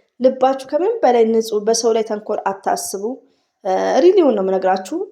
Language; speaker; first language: Amharic; native; Amharic